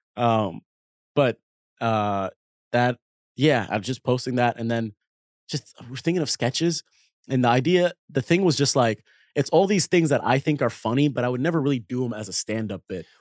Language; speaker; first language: English; early bilingual, other home language; Arabic